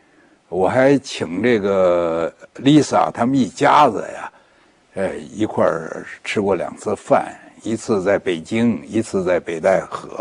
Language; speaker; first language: Chinese; native; Chinese